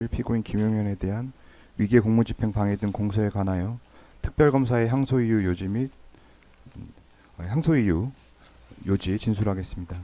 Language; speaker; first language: Korean; native; Korean